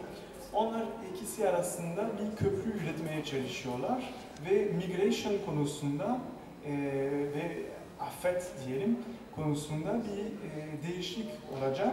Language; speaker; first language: Turkish; non-native, fluent; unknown